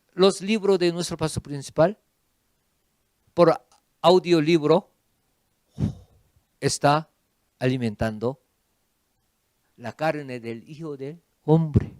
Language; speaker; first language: Spanish; non-native, fluent; Korean